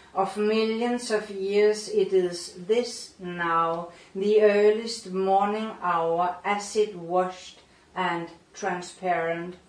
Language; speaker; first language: English; non-native, fluent; Danish